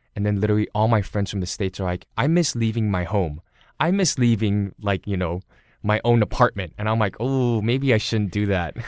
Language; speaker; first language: English; early bilingual, other home language; Cantonese